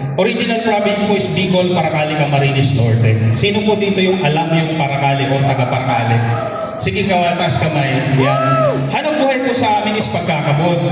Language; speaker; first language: Filipino; non-native, local second language; Bikol